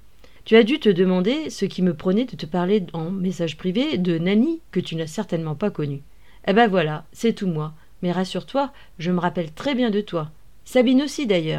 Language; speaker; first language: French; native; French